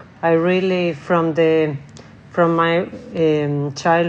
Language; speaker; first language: English; non-native, learner; Spanish